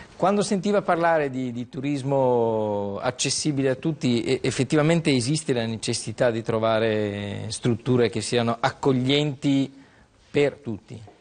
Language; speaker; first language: Italian; native; Italian